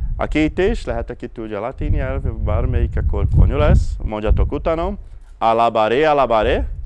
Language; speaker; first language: Hungarian; non-native, fluent; Portuguese